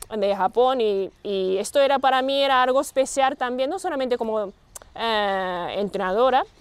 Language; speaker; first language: Spanish; non-native, learner; Japanese